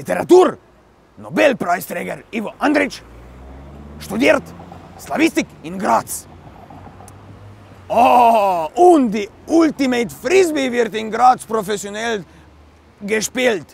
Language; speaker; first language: German; non-native, learner; Slovenian